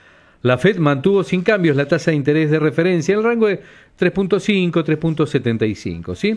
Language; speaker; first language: Spanish; native; Spanish